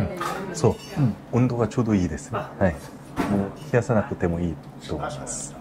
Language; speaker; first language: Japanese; non-native, fluent; Korean